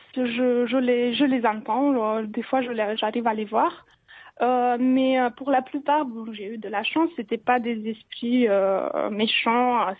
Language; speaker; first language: French; non-native, fluent; Romanian